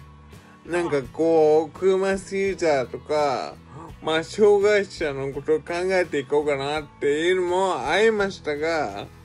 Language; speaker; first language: Japanese; native; Japanese